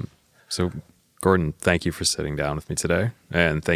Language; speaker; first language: English; native; English